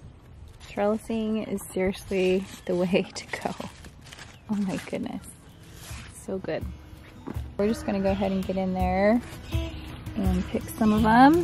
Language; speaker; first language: English; native; English